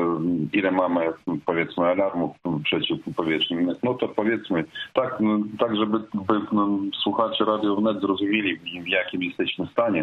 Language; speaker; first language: Polish; non-native, fluent; Ukrainian